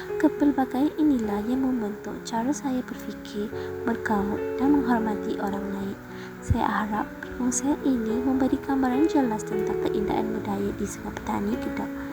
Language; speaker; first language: Malay; non-native, local second language; Tamil